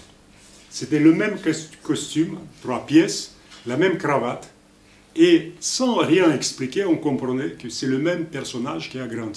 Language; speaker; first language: French; non-native, fluent; Russian